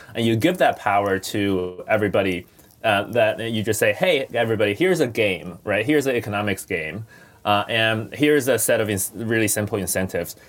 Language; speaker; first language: English; non-native, fluent; Chinese